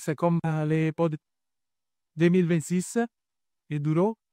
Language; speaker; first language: French; non-native, learner; Italian